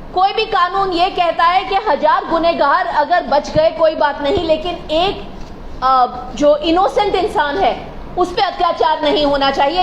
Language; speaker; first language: Hindi; non-native, local second language; Marathi